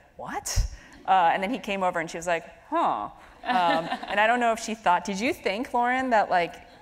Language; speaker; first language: English; native; English